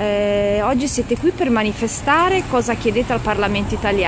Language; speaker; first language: Italian; native; Italian